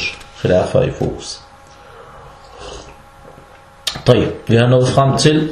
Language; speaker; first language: Danish; early bilingual, other home language; Arabic